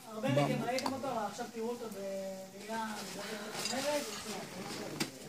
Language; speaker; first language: Hebrew; native; Hebrew